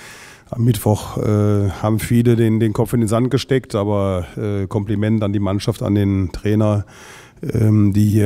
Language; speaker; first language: German; native; German